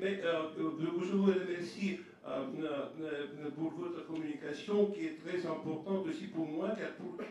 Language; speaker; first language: French; non-native, learner; Russian